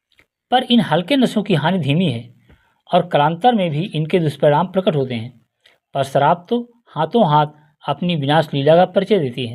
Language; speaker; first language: Hindi; native; Hindi